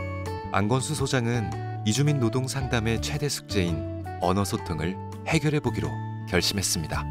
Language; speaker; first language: Korean; native; Korean